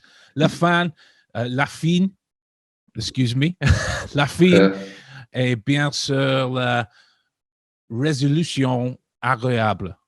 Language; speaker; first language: French; non-native, learner; English